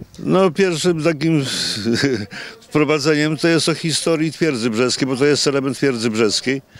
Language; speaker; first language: Polish; native; Polish